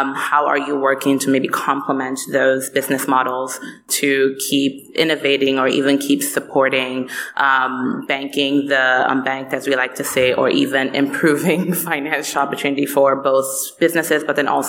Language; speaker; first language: English; non-native, local second language; Igbo